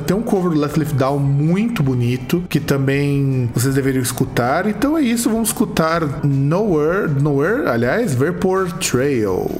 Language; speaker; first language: Portuguese; native; Portuguese